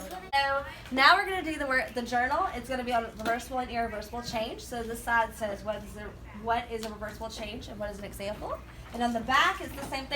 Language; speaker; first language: English; native; English